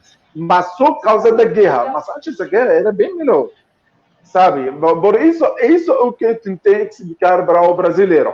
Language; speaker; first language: Portuguese; non-native, fluent; Arabic